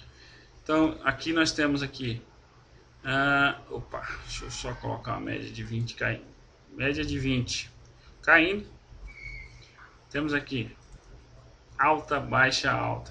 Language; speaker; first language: Portuguese; native; Portuguese